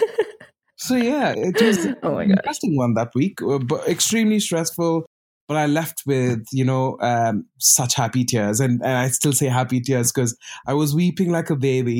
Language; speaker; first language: English; non-native, local second language; Tamil